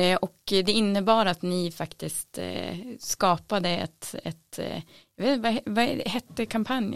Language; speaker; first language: Swedish; native; Swedish